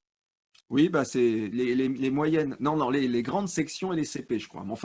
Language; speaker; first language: French; native; French